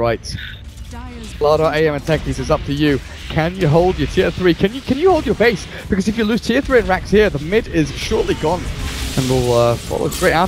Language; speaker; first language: English; native; English